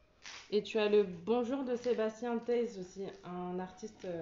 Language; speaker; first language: French; native; French